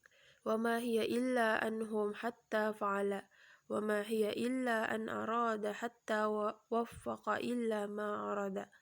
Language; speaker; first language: Arabic; non-native, learner; Indonesian